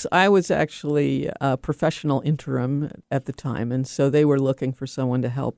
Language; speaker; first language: English; native; English